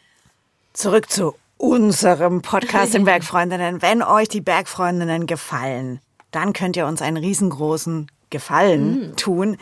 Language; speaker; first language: German; native; German